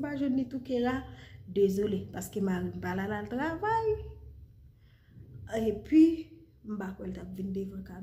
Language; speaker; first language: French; non-native, learner; Haitian Creole